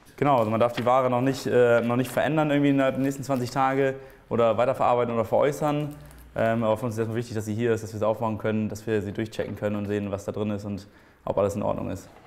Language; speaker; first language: German; native; German